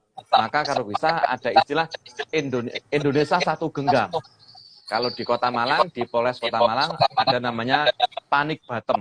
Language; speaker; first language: Indonesian; non-native, local second language; Javanese